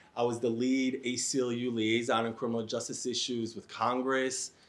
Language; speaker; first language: English; native; English